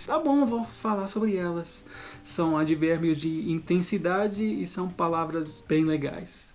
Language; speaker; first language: Portuguese; non-native, fluent; English